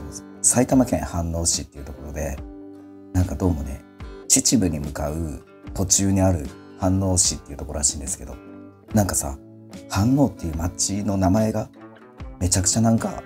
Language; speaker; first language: Japanese; native; Japanese